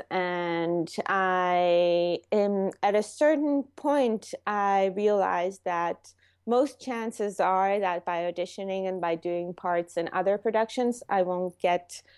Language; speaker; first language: English; non-native, fluent; Hebrew